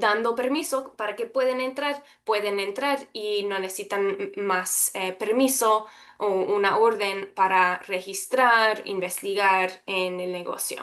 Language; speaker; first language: Spanish; early bilingual, heritage; Spanish